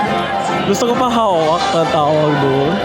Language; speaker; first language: Filipino; early bilingual, heritage; Filipino